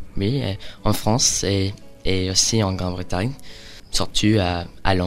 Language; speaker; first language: French; non-native, learner; English